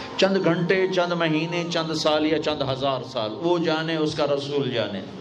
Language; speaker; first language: Urdu; non-native, local second language; Punjabi